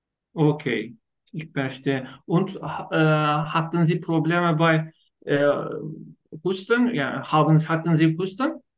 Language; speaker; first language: German; non-native, learner; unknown